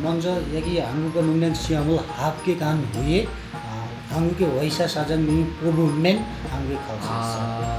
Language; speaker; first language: Korean; non-native, learner; Nepali